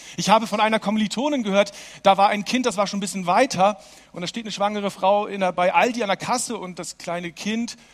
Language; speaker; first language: German; native; German